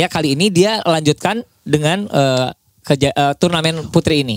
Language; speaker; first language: Indonesian; native; Indonesian